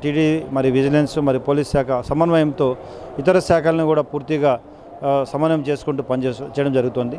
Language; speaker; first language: Telugu; native; Telugu